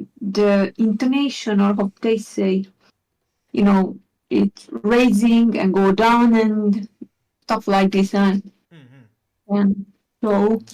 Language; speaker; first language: English; non-native, learner; Hungarian